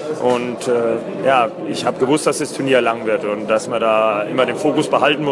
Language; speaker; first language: German; native; German